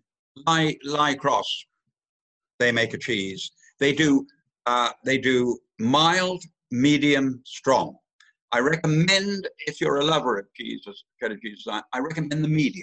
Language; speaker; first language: English; native; English